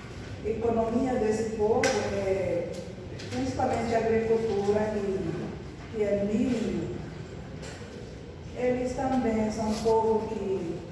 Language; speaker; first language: Portuguese; non-native, learner; Spanish